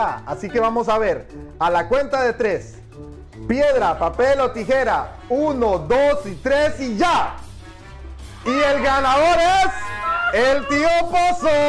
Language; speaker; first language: Spanish; native; Spanish